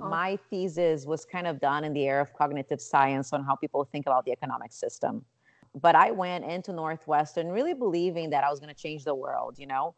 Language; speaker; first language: English; non-native, fluent; Portuguese